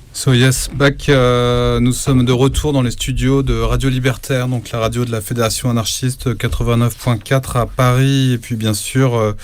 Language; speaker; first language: French; native; French